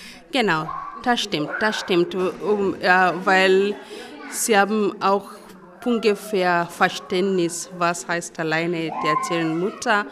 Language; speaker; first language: German; non-native, learner; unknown